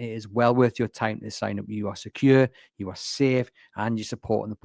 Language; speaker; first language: English; native; English